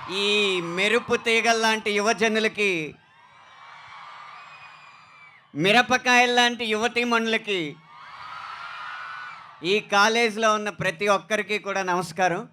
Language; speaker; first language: Telugu; native; Telugu